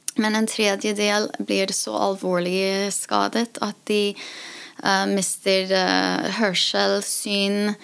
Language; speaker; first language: Norwegian; non-native, fluent; English